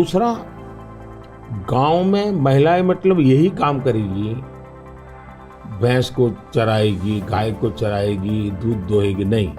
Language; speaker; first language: Hindi; native; Hindi